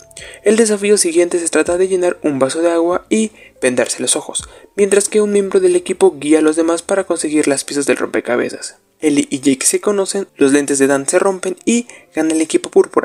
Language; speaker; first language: Spanish; native; Spanish